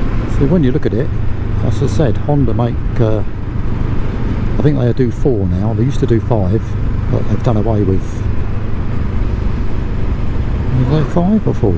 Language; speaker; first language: English; native; English